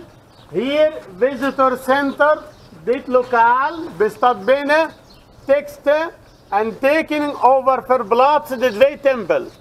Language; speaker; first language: Dutch; non-native, learner; Arabic